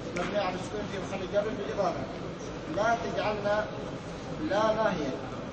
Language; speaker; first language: Arabic; non-native, learner; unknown